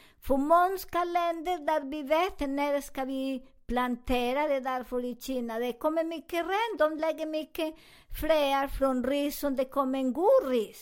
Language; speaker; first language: Swedish; non-native, fluent; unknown